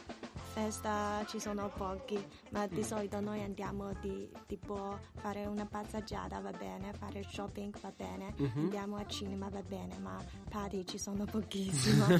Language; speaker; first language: Italian; non-native, learner; Chinese